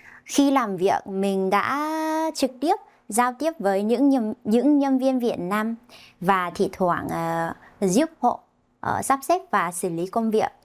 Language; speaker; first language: Vietnamese; non-native, fluent; Korean